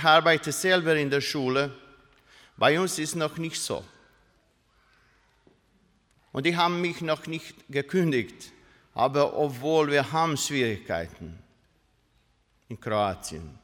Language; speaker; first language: German; non-native, learner; Croatian